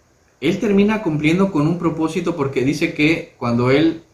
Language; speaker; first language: Spanish; native; Spanish